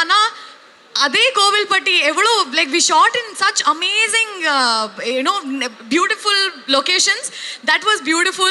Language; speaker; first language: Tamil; non-native, learner; Kannada